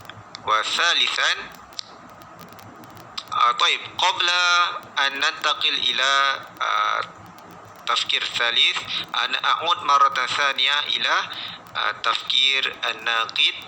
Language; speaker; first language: Arabic; non-native, fluent; Malay